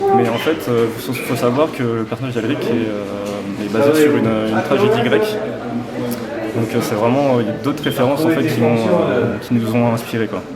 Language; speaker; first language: French; native; French